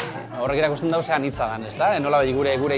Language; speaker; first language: Basque; native; Basque